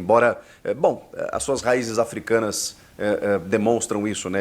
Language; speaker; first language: Portuguese; native; Portuguese